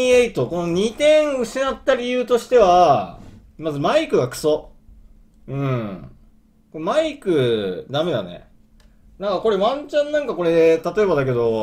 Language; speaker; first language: Japanese; native; Japanese